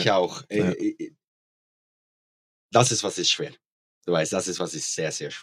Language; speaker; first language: German; non-native, learner; Norwegian